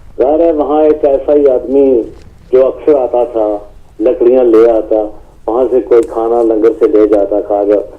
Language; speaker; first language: Urdu; native; Urdu